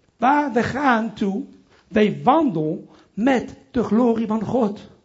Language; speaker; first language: Dutch; non-native, local second language; French